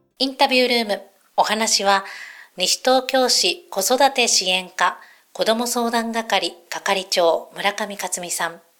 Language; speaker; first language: Japanese; native; Japanese